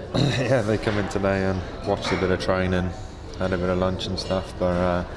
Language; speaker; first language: English; native; English